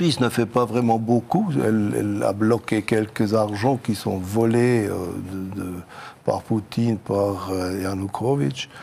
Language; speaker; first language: French; non-native, local second language; German